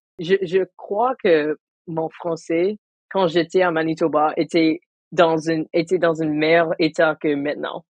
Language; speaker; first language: French; non-native, local second language; Tamil